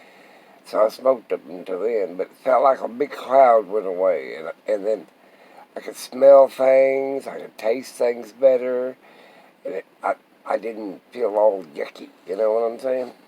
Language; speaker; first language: English; native; English